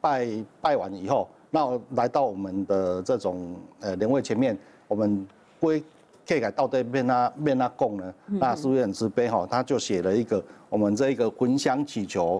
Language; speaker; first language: Chinese; native; Chinese